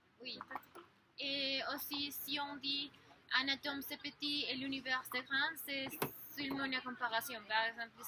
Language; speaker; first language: French; non-native, learner; Spanish